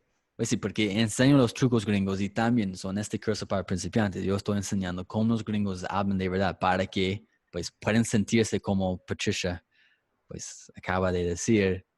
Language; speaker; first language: Spanish; non-native, fluent; English